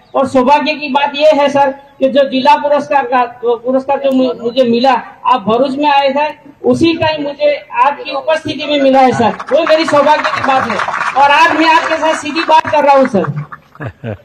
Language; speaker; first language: Hindi; non-native, local second language; Gujarati